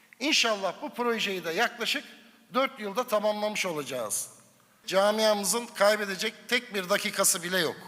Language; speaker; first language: Turkish; native; Turkish